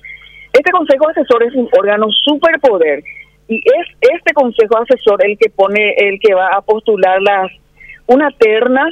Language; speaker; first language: Spanish; native; Spanish